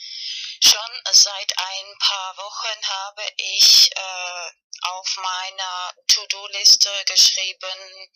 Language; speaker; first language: German; non-native, fluent; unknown